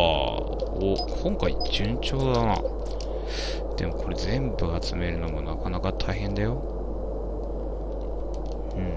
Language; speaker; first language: Japanese; native; Japanese